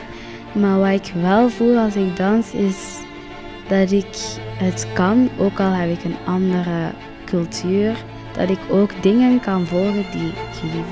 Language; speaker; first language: Dutch; early bilingual, other home language; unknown